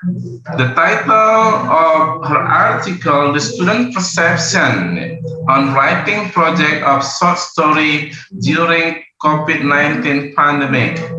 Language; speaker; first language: English; non-native, learner; Indonesian